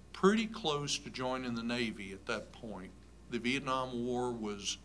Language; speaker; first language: English; native; English